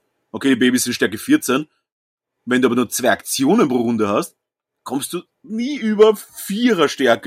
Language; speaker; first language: German; native; German